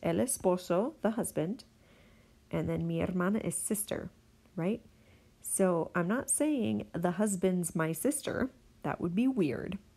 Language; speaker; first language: English; native; English